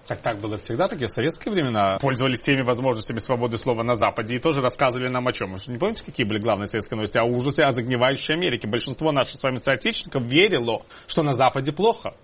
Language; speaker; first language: Russian; native; Russian